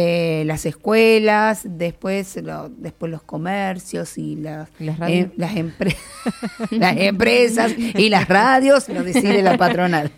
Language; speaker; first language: Spanish; native; Spanish